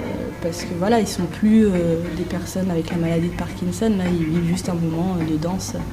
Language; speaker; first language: French; native; French